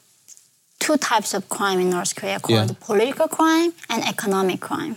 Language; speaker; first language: English; non-native, fluent; Korean